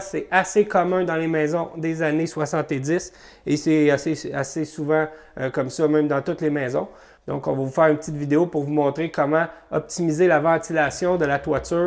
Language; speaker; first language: French; native; French